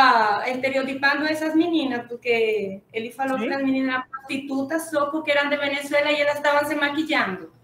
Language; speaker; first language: Portuguese; non-native, fluent; Spanish